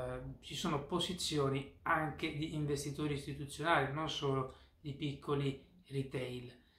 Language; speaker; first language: Italian; native; Italian